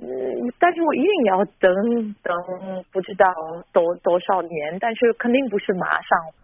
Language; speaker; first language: Chinese; non-native, fluent; German